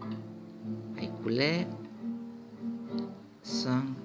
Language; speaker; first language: French; non-native, fluent; Greek